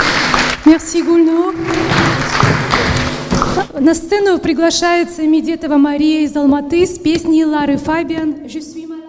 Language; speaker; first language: Russian; native; Russian